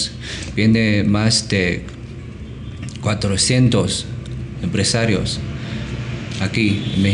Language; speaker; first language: Spanish; non-native, learner; Chinese